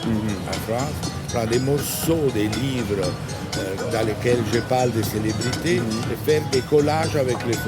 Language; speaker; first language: French; non-native, fluent; Italian